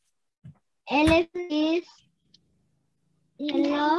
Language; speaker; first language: English; non-native, learner; Vietnamese